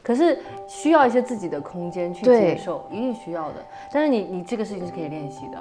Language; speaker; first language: Chinese; native; Chinese